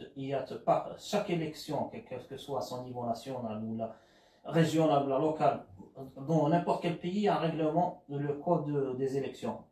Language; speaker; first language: French; non-native, local second language; Arabic